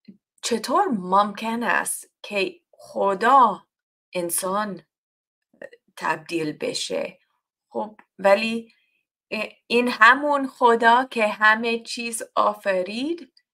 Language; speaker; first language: Persian; non-native, learner; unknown